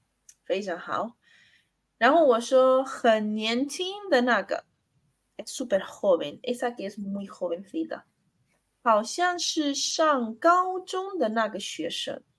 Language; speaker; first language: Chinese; non-native, learner; Spanish